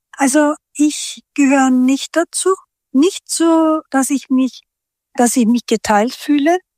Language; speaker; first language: German; early bilingual, other home language; Turkish